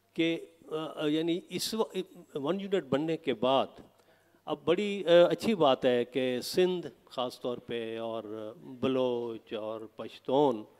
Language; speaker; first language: Urdu; non-native, local second language; Saraiki